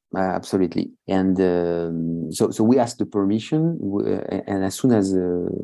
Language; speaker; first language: English; non-native, fluent; French